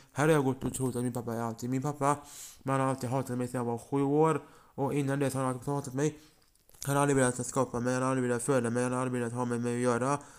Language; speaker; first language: Swedish; early bilingual, other home language; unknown